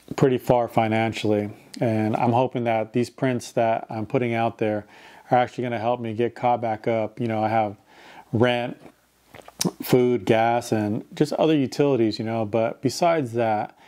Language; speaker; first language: English; native; English